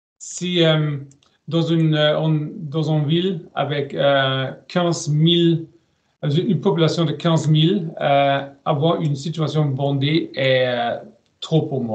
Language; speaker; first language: French; non-native, learner; German